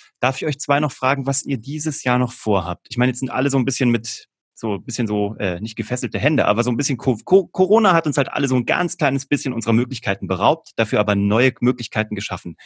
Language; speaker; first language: German; native; German